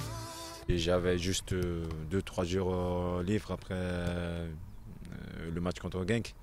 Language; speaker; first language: French; non-native, learner; Japanese